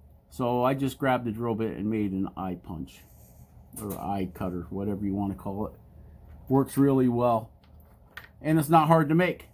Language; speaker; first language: English; native; English